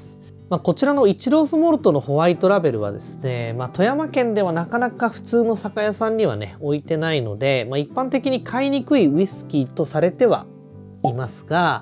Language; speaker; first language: Japanese; native; Japanese